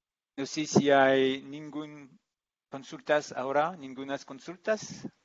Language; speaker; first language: Spanish; non-native, learner; English